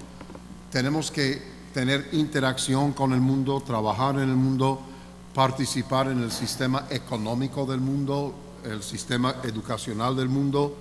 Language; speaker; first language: Spanish; non-native, fluent; English